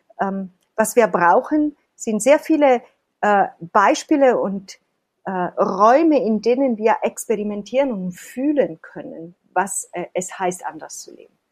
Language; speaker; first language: German; non-native, fluent; Italian